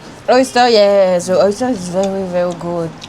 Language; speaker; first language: English; non-native, learner; French